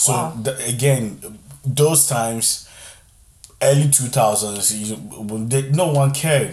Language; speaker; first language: English; non-native, local second language; Akan